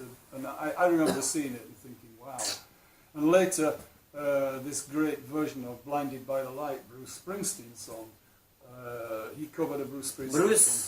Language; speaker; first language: English; non-native, fluent; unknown